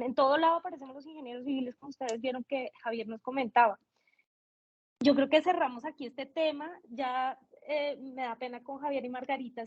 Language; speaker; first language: Spanish; native; Spanish